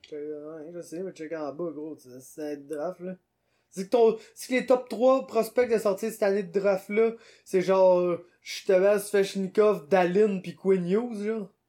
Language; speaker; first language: French; native; French